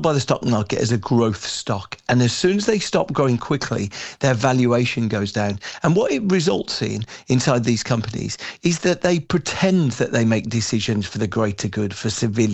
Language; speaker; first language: English; native; English